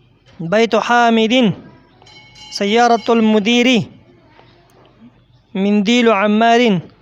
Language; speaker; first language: Arabic; non-native, fluent; Persian